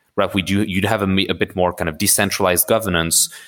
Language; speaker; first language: English; early bilingual, other home language; Arabic